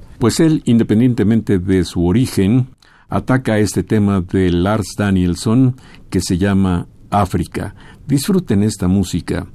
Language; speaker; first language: Spanish; native; Spanish